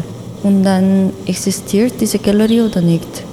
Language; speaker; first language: German; non-native, learner; Korean